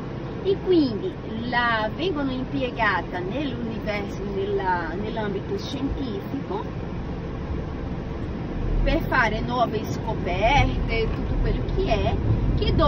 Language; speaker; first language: Italian; non-native, fluent; Portuguese